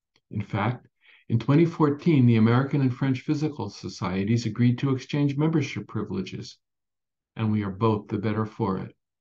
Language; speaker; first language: English; native; English